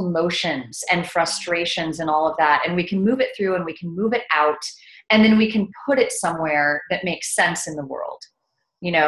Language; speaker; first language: English; native; English